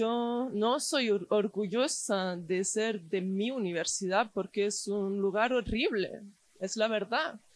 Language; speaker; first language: Spanish; non-native, fluent; English